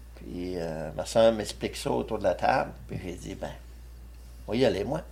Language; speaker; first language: French; native; French